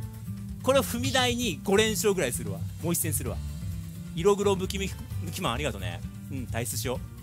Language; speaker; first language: Japanese; native; Japanese